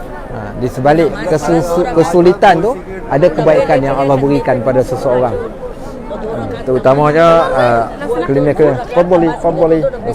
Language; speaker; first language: Malay; native; Malay